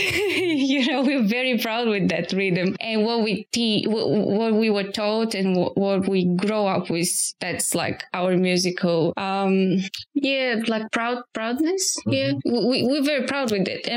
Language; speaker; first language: English; non-native, fluent; Bulgarian